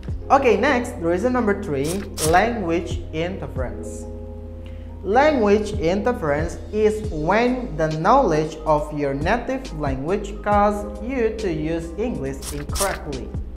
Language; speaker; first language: English; non-native, fluent; Indonesian